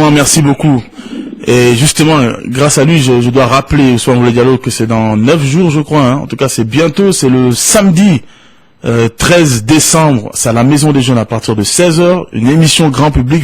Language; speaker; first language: French; non-native, local second language; Bambara